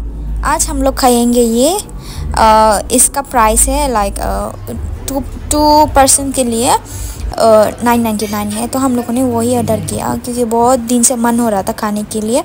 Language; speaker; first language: Hindi; non-native, local second language; Kok Borok